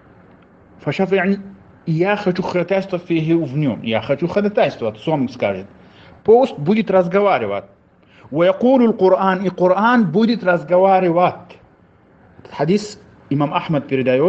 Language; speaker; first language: Russian; non-native, fluent; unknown